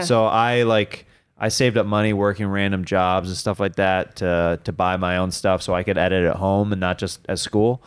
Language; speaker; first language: English; native; English